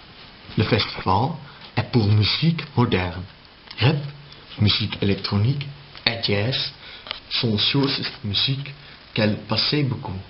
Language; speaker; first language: French; non-native, learner; Dutch